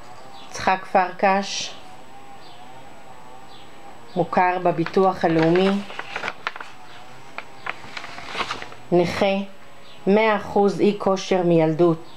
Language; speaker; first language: Hebrew; native; Hebrew